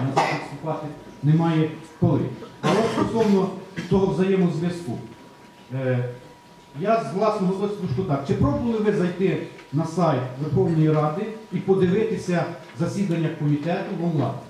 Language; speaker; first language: Ukrainian; native; Ukrainian